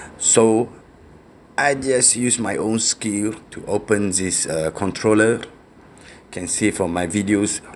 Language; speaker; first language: English; non-native, local second language; Malay